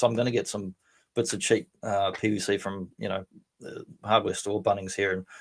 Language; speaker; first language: English; native; English